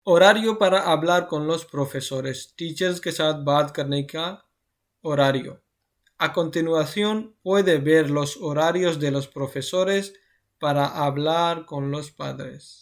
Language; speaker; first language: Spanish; non-native, fluent; Urdu